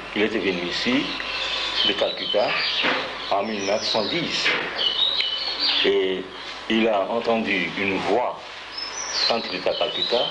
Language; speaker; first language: French; non-native, local second language; Bangla